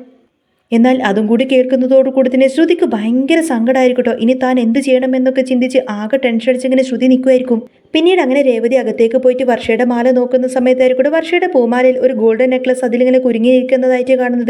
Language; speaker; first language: Malayalam; native; Malayalam